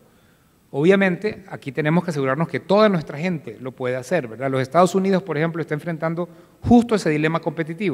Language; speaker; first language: Spanish; native; Spanish